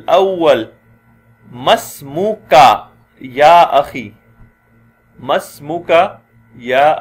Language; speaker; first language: Arabic; non-native, fluent; Urdu